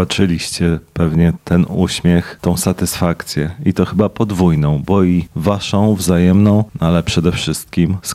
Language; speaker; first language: Polish; native; Polish